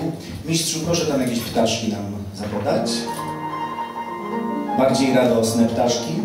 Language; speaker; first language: Polish; native; Polish